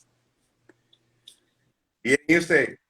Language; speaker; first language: Spanish; native; Spanish